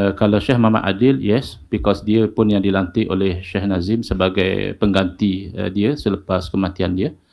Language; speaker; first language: Malay; native; Malay